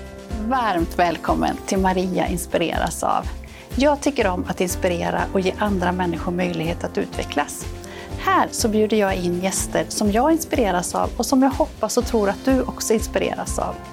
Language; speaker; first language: Swedish; native; Swedish